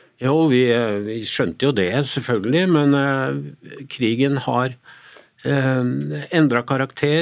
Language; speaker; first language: Norwegian; native; Norwegian